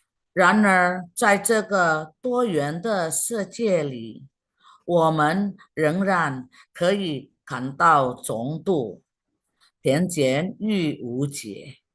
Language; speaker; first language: Chinese; non-native, fluent; Indonesian